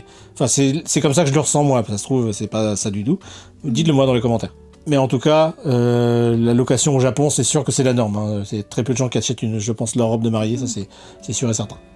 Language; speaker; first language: French; native; French